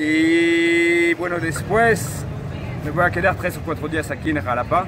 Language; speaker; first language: Spanish; non-native, fluent; French